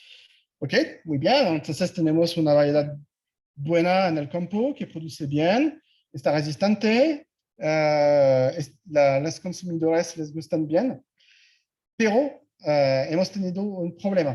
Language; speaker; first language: Spanish; non-native, fluent; French